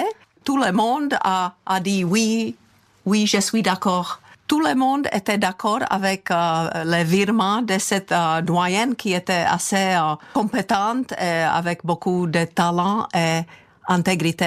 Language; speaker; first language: French; non-native, fluent; Czech